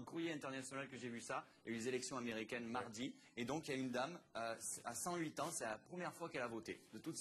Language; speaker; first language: French; native; French